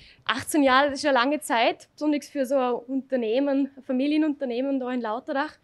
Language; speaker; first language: German; native; German